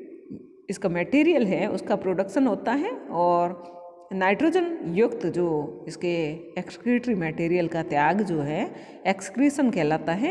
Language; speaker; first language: Hindi; native; Hindi